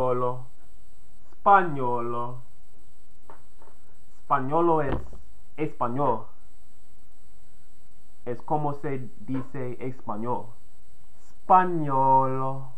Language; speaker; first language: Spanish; non-native, learner; English